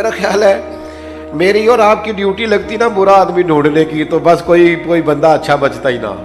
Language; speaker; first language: Urdu; non-native, local second language; Punjabi